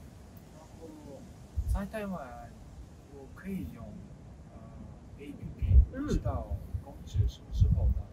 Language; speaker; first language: Chinese; non-native, learner; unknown